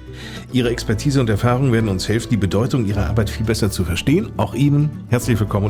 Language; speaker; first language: German; native; German